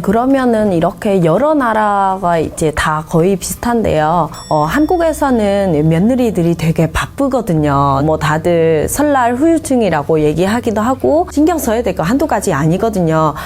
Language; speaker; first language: Korean; non-native, fluent; Vietnamese